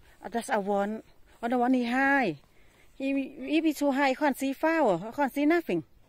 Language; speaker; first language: English; non-native, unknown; Thai